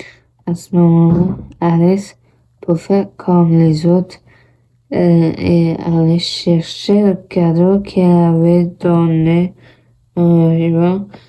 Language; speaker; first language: French; non-native, learner; Portuguese